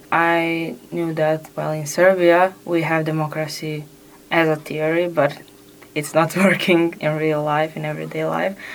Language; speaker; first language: English; non-native, fluent; Serbian